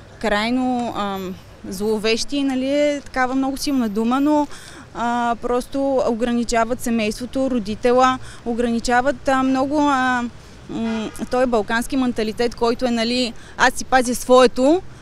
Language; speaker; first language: Bulgarian; native; Bulgarian